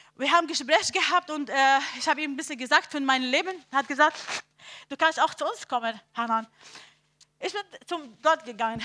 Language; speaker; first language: German; non-native, learner; Arabic